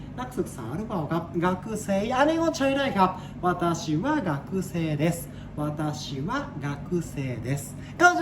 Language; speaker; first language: Thai; non-native, learner; Japanese